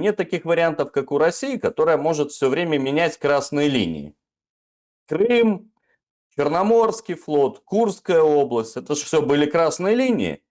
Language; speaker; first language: Russian; native; Russian